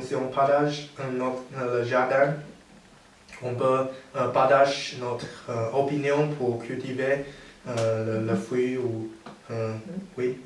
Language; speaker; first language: French; non-native, learner; Chinese